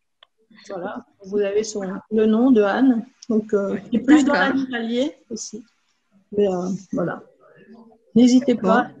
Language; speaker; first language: French; native; French